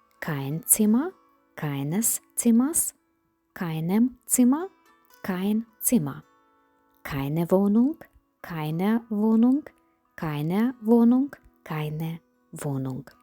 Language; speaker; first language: German; non-native, fluent; Ukrainian